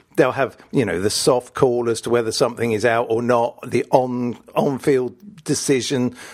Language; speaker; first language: English; native; English